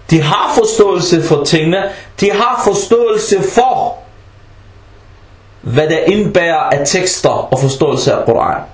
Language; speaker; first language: Danish; early bilingual, other home language; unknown